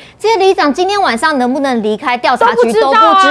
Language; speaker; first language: Chinese; native; Chinese